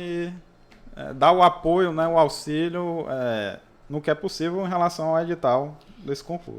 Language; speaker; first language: Portuguese; native; Portuguese